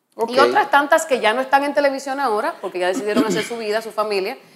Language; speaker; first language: Spanish; native; Spanish